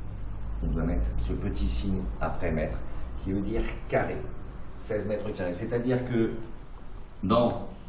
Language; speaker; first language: French; native; French